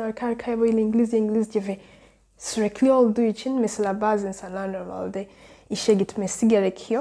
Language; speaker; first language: Turkish; non-native, learner; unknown